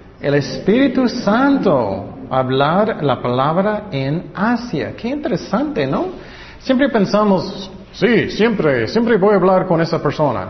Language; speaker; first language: Spanish; non-native, fluent; English